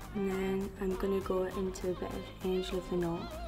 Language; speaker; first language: English; native; English